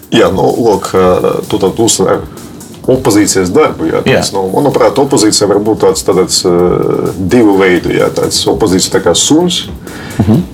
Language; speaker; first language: Latvian; non-native, local second language; Russian